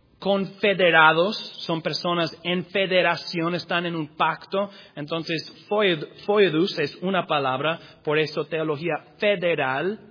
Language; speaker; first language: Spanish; non-native, fluent; English